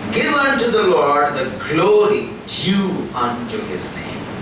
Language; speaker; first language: English; non-native, local second language; Telugu